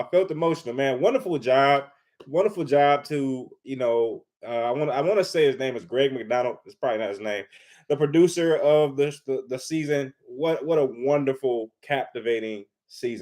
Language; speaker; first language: English; native; English